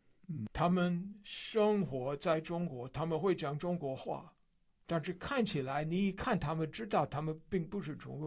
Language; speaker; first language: Chinese; non-native, fluent; English